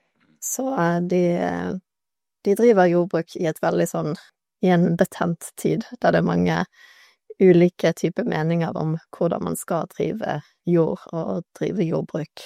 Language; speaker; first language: Norwegian; native; Norwegian